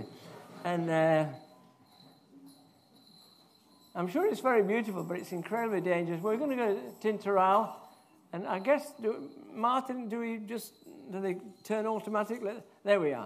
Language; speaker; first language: English; native; English